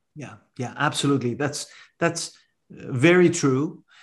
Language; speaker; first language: English; non-native, fluent; Persian